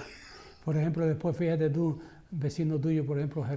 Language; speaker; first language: Spanish; native; Spanish